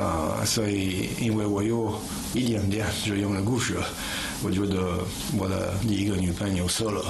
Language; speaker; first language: Chinese; non-native, fluent; French